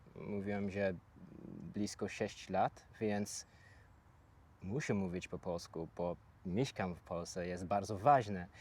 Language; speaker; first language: Polish; non-native, learner; English